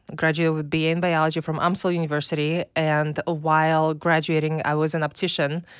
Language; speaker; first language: English; non-native, fluent; Russian